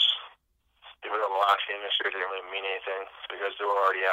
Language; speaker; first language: English; native; English